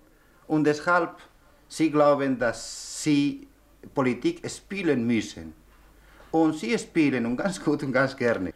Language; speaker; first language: German; non-native, learner; Spanish